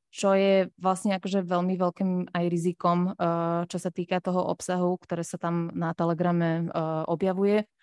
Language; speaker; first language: Slovak; non-native, local second language; Hungarian